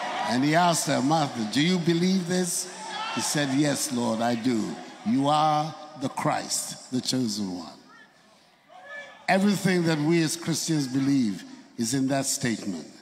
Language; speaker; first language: English; non-native, local second language; Akan